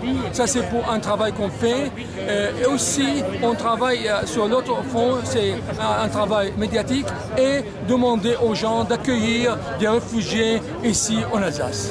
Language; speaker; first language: French; non-native, fluent; Arabic